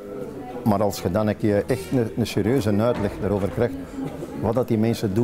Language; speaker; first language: Dutch; native; Dutch